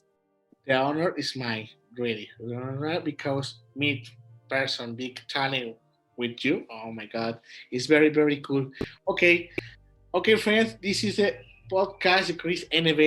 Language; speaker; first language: English; non-native, learner; Spanish